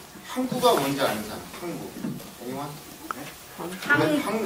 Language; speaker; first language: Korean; early bilingual, heritage; Korean